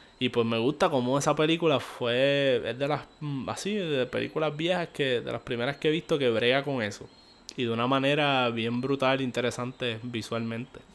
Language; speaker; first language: Spanish; native; Spanish